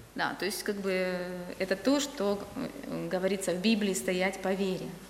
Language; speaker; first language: Russian; native; Russian